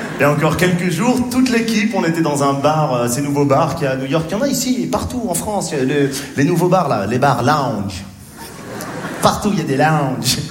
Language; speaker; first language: French; native; French